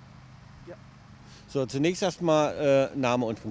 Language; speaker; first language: German; native; German